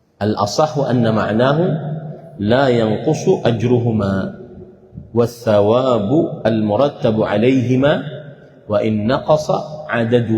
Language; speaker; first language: Arabic; non-native, fluent; Indonesian